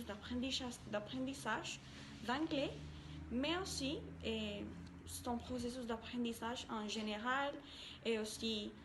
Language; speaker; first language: French; non-native, learner; Spanish